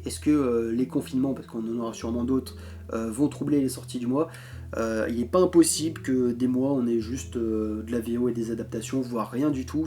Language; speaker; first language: French; native; French